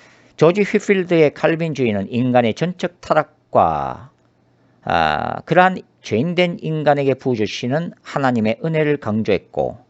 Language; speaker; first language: Korean; native; Korean